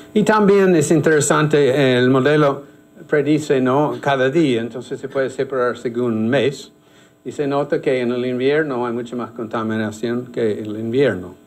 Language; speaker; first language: Spanish; non-native, fluent; English